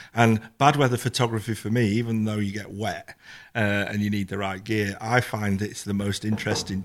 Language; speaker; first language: English; native; English